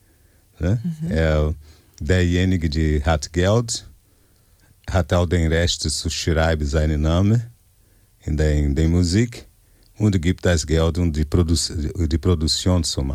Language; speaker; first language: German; non-native, fluent; Portuguese